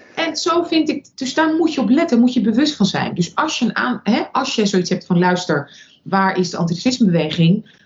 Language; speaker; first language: Dutch; early bilingual, other home language; Russian